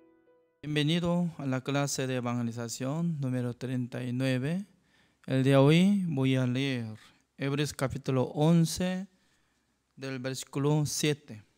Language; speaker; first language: Spanish; non-native, fluent; Korean